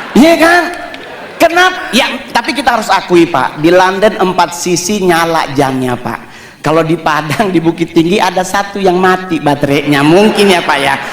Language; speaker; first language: Indonesian; native; Indonesian